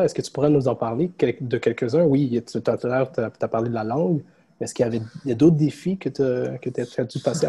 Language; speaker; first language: French; native; French